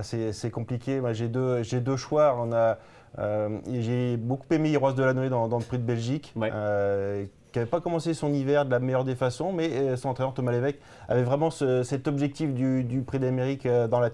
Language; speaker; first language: French; native; French